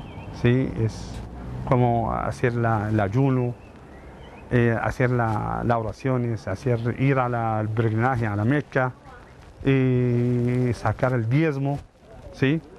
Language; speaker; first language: Spanish; non-native, fluent; Arabic